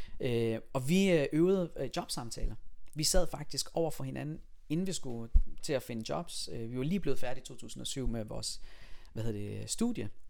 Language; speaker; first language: Danish; early bilingual, other home language; Persian